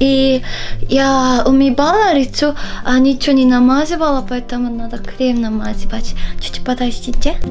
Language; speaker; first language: Russian; non-native, learner; Korean